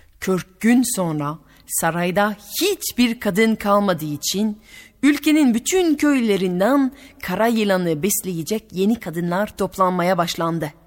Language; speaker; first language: Turkish; non-native, fluent; French